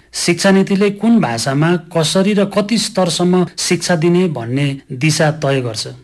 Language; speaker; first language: Nepali; native; Nepali